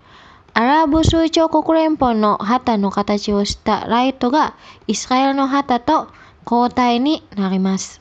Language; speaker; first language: Japanese; non-native, fluent; Indonesian